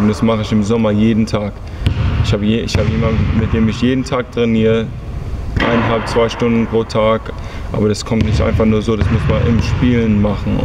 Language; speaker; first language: German; early bilingual, heritage; English